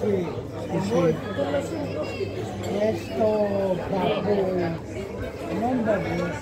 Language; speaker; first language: Italian; non-native, learner; Filipino